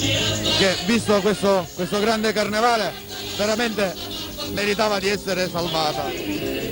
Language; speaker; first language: Italian; native; Italian